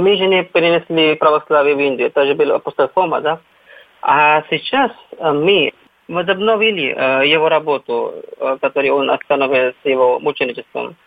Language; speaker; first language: Russian; non-native, fluent; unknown